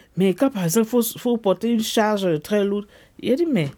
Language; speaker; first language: French; non-native, local second language; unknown